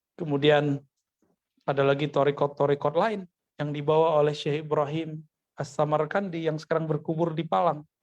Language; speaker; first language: Indonesian; non-native, local second language; Minangkabau